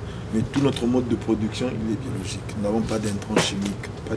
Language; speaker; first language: French; native; French